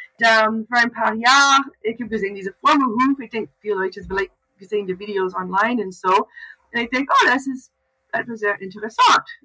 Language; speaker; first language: German; non-native, learner; English